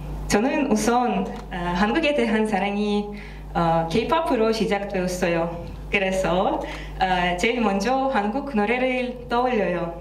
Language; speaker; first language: Korean; non-native, learner; Russian